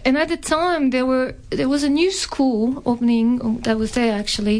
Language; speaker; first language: English; non-native, fluent; French